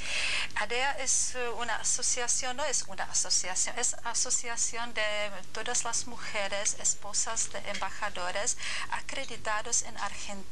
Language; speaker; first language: Spanish; non-native, learner; Czech